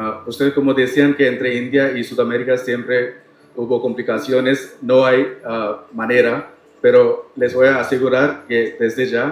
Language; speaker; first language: Spanish; non-native, learner; Tamil